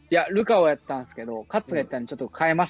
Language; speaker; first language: Japanese; native; Japanese